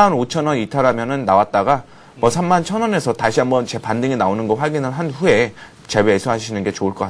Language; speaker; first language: Korean; native; Korean